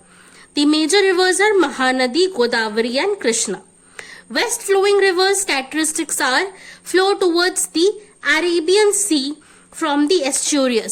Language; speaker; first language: English; non-native, local second language; Hindi